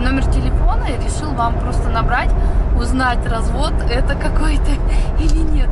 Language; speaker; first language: Russian; native; Russian